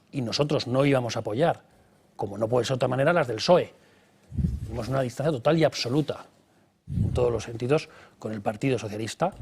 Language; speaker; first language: Spanish; native; Spanish